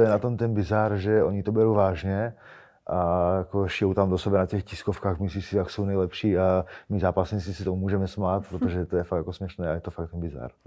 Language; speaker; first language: Czech; native; Czech